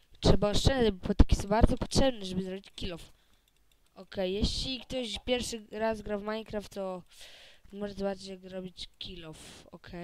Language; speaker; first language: Polish; native; Polish